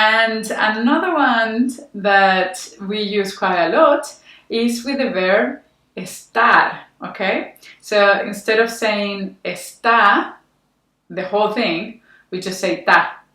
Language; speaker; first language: English; non-native, fluent; Spanish